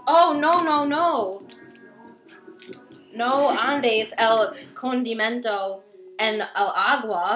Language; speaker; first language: Spanish; non-native, learner; English